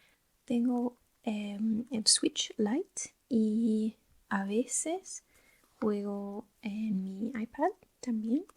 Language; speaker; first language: Spanish; non-native, learner; English